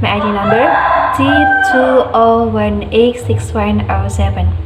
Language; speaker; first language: English; non-native, learner; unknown